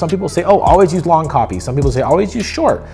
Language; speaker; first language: English; native; English